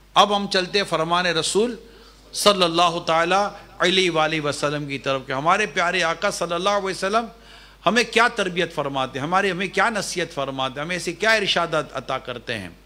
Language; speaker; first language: Urdu; native; Urdu